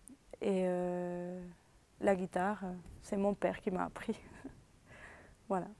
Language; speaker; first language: French; early bilingual, other home language; Spanish